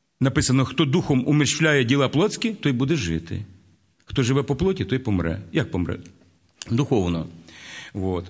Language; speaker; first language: Ukrainian; native; Ukrainian